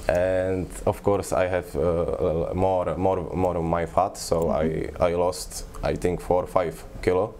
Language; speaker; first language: English; non-native, learner; Czech